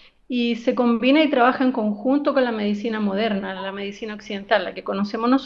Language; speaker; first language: Spanish; native; Spanish